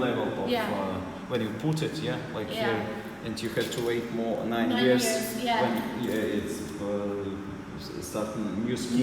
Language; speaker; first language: English; non-native, learner; Russian